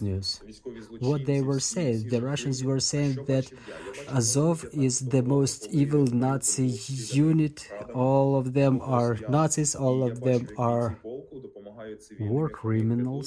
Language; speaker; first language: English; non-native, fluent; Russian